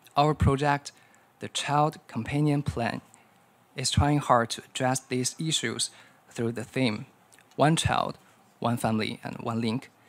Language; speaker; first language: English; non-native, learner; Chinese